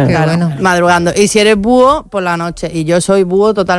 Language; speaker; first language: Spanish; native; Spanish